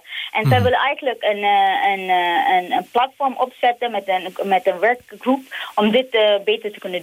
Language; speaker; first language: Dutch; non-native, fluent; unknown